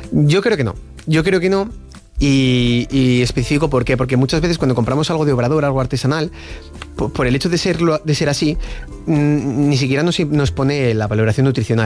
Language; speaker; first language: Spanish; native; Spanish